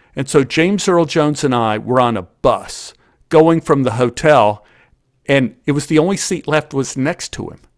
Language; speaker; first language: English; native; English